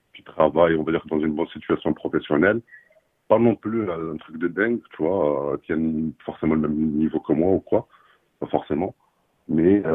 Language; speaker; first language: French; non-native, local second language; Arabic